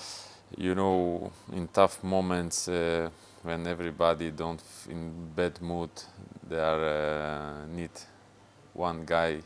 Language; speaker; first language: English; non-native, fluent; Russian